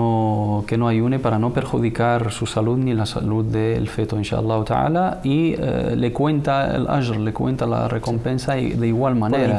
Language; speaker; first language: Spanish; native; Spanish